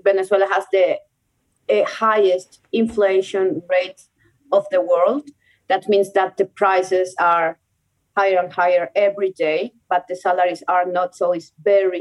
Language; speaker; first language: English; non-native, fluent; Spanish